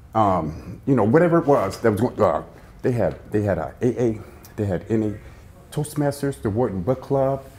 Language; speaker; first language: English; native; English